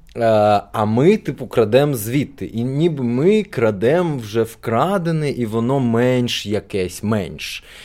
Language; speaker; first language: Ukrainian; non-native, local second language; Russian